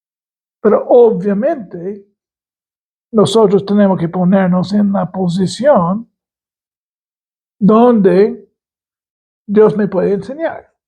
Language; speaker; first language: Spanish; non-native, fluent; English